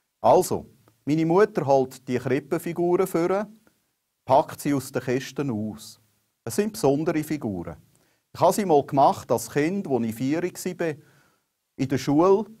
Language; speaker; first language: German; native; German